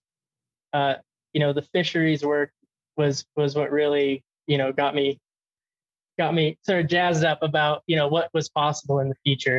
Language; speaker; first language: English; native; English